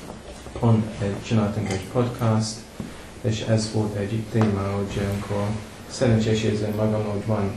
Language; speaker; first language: Hungarian; non-native, learner; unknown